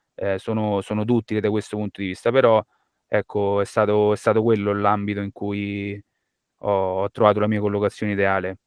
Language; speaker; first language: Italian; native; Italian